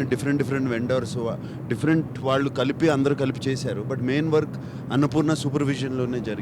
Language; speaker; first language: Telugu; native; Telugu